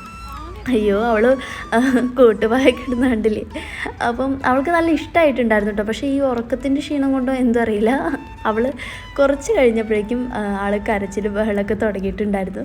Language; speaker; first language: Malayalam; native; Malayalam